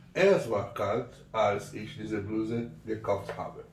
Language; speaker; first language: German; non-native, fluent; Portuguese